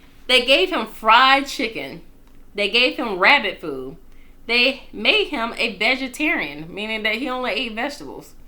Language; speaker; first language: English; native; English